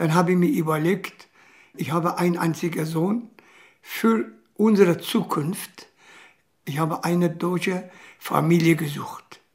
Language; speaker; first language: German; non-native, learner; Kurdish